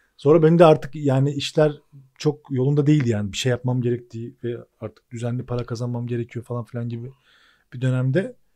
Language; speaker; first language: Turkish; native; Turkish